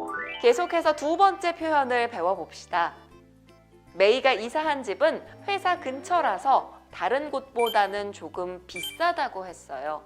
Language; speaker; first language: Korean; native; Korean